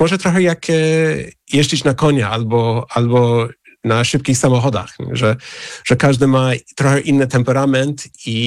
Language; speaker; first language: Polish; non-native, fluent; English